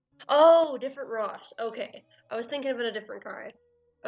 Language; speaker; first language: English; native; English